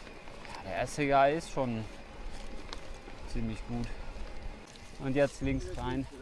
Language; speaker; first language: German; native; German